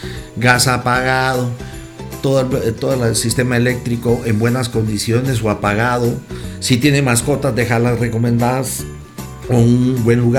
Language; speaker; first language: Spanish; native; Spanish